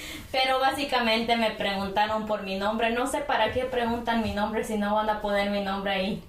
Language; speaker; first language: Spanish; early bilingual, heritage; Spanish